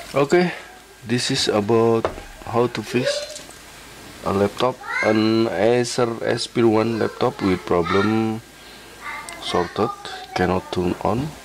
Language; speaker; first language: English; non-native, learner; Javanese